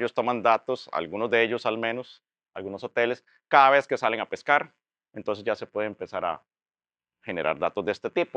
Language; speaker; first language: Spanish; native; Spanish